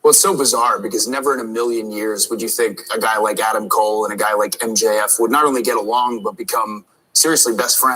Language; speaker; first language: English; native; English